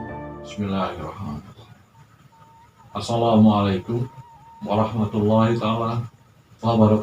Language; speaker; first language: Indonesian; native; Indonesian